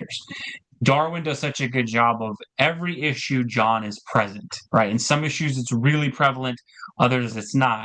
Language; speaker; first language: English; native; English